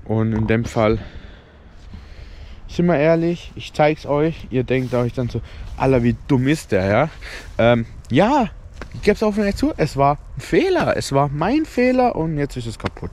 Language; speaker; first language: German; native; German